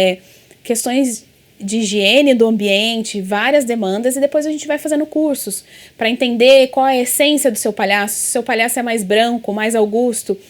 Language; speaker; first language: Portuguese; native; Portuguese